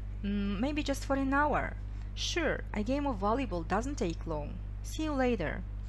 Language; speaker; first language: English; non-native, fluent; Kazakh